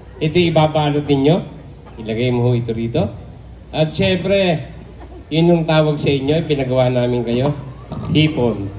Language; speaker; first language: Filipino; native; Filipino